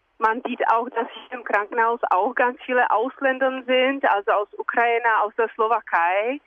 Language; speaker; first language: German; non-native, fluent; Czech